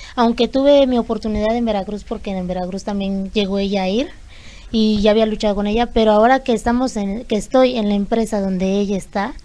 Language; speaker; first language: Spanish; native; Spanish